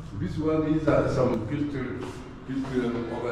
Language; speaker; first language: English; non-native, learner; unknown